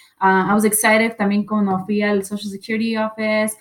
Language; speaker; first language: Spanish; early bilingual, heritage; Spanish